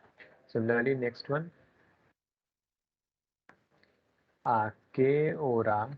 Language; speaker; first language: Spanish; non-native, learner; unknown